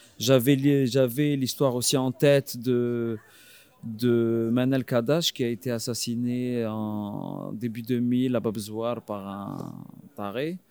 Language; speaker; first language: French; non-native, local second language; Arabic